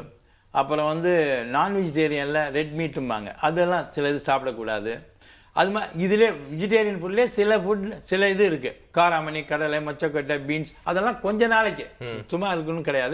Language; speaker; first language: Tamil; native; Tamil